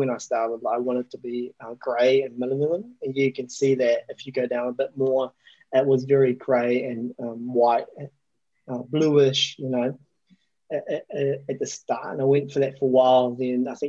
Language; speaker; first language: English; native; English